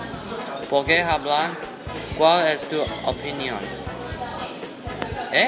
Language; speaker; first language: Spanish; non-native, learner; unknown